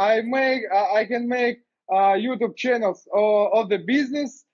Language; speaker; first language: English; non-native, learner; Russian